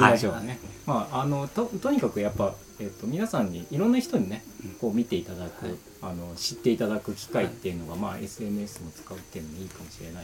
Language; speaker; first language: Japanese; native; Japanese